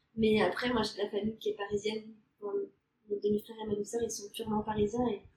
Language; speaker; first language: French; native; French